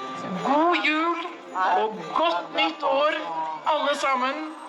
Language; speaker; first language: Norwegian; non-native, learner; English